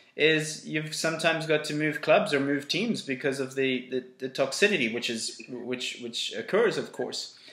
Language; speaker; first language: English; native; English